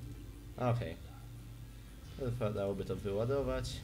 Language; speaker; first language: Polish; native; Polish